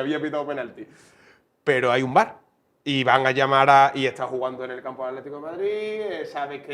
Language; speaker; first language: Spanish; native; Spanish